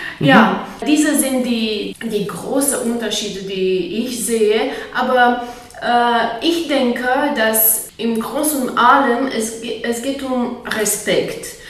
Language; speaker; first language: German; non-native, learner; Romanian